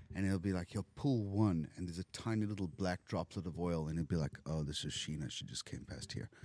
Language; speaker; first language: English; native; English